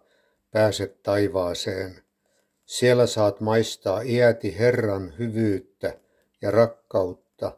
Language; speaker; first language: Finnish; native; Finnish